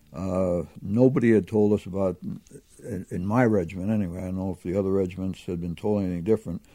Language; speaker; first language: English; native; English